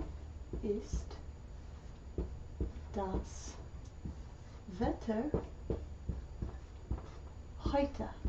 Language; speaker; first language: German; non-native, learner; English